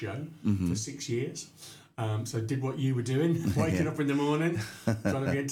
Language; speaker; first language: English; native; English